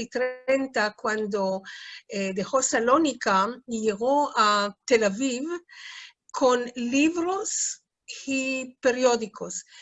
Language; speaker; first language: Spanish; non-native, fluent; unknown